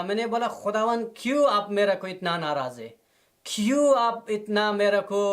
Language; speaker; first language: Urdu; non-native, learner; Persian